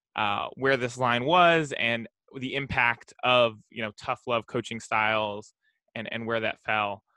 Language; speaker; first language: English; native; English